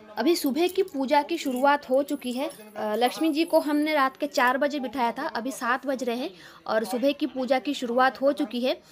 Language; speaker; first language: Hindi; non-native, local second language; Bangla